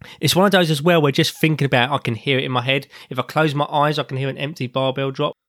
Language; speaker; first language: English; native; English